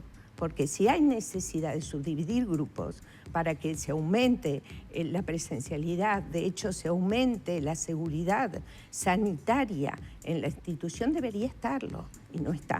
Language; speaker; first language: Spanish; native; Spanish